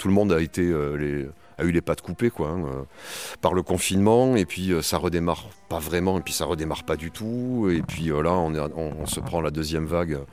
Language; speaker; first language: French; native; French